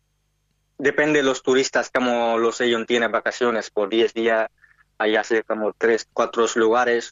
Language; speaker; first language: Spanish; non-native, learner; Hindi